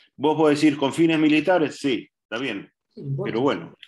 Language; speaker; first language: Spanish; native; Spanish